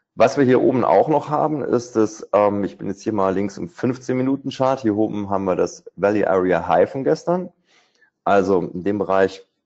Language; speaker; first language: German; native; German